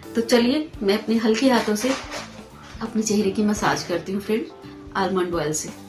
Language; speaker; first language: Hindi; native; Hindi